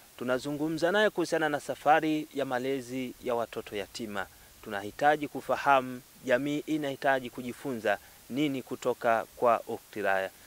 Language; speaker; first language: Swahili; native; Swahili